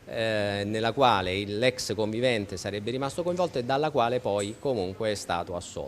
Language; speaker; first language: Italian; native; Italian